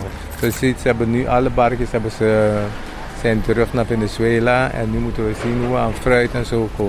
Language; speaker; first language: Dutch; non-native, local second language; Papiamento